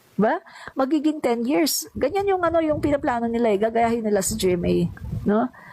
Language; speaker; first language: Filipino; non-native, local second language; Cebuano